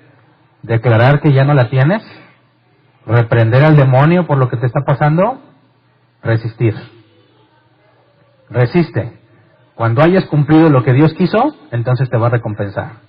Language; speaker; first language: Spanish; native; Spanish